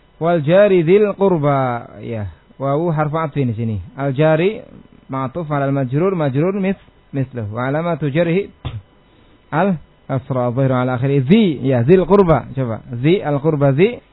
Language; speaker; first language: Arabic; non-native, fluent; Indonesian